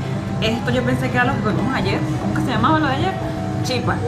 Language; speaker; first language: Spanish; native; Spanish